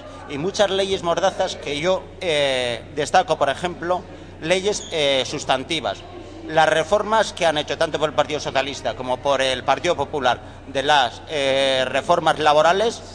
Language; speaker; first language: Spanish; native; Spanish